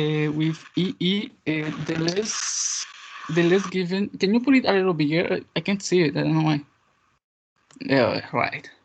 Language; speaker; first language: English; non-native, learner; Spanish